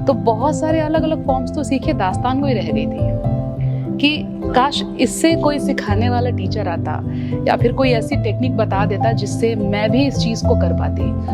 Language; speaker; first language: Hindi; native; Hindi